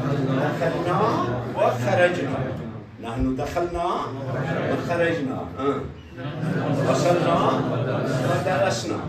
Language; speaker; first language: Arabic; non-native, fluent; Urdu